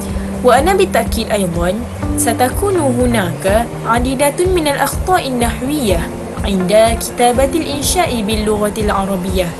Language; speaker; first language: Arabic; non-native, fluent; Malay